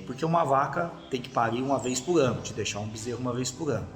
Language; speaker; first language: Portuguese; native; Portuguese